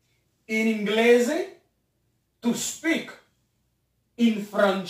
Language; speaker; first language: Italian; non-native, fluent; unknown